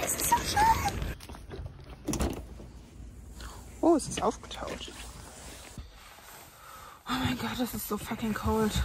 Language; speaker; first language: German; native; German